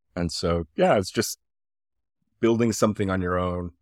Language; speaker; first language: English; native; English